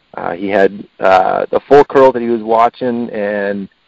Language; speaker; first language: English; native; English